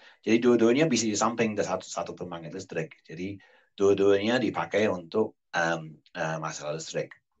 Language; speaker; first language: Indonesian; non-native, fluent; English